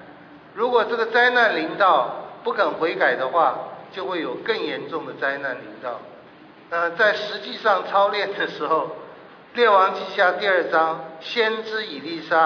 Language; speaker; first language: Chinese; native; Chinese